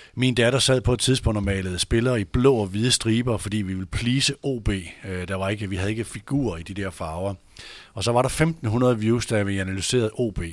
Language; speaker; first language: Danish; native; Danish